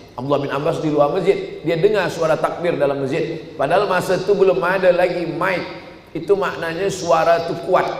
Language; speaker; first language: Malay; native; Malay